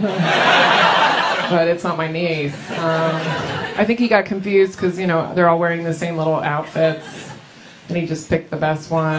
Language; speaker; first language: English; early bilingual, other home language; Spanish